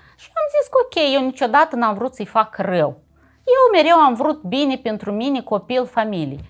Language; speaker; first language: Romanian; native; Romanian